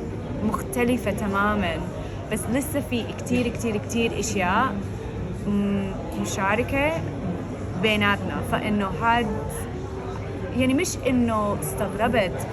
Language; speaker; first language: Arabic; non-native, fluent; English